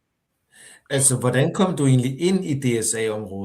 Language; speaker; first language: Danish; native; Danish